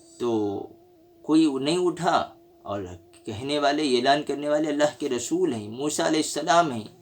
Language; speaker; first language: Urdu; native; Urdu